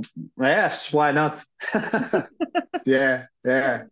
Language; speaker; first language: English; non-native, learner; Finnish